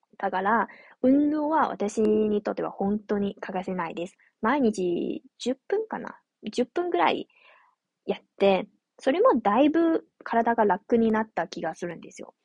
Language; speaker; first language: Japanese; non-native, fluent; Chinese